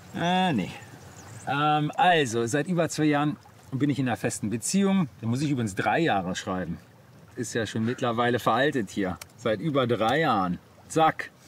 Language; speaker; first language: German; native; German